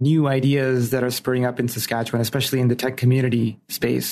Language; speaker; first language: English; non-native, local second language; Urdu